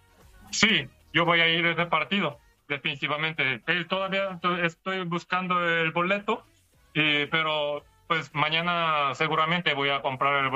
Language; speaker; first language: Spanish; non-native, fluent; Korean